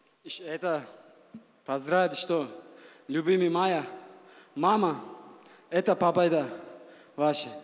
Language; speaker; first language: Russian; non-native, learner; Uzbek